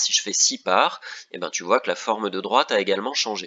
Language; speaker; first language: French; native; French